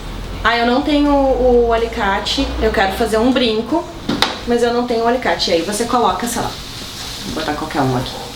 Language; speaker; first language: Portuguese; native; Portuguese